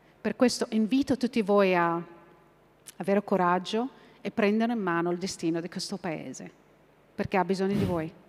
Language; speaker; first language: Italian; non-native, fluent; Arabic